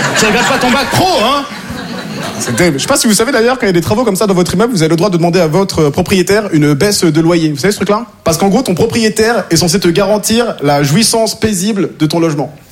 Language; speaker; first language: French; native; French